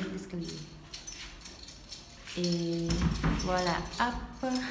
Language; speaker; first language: French; non-native, learner; Vietnamese